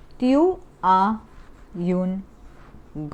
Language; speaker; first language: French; non-native, fluent; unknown